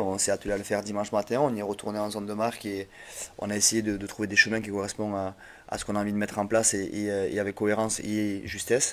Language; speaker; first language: French; native; French